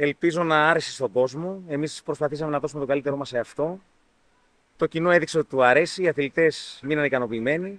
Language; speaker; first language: Greek; native; Greek